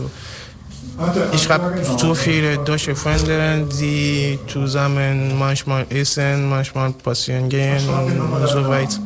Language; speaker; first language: German; non-native, learner; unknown